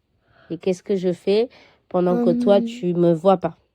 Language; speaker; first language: French; non-native, fluent; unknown